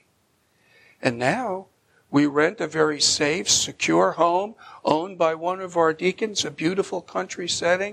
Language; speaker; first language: English; native; English